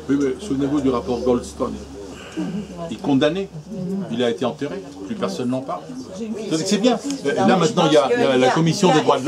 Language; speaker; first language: French; native; French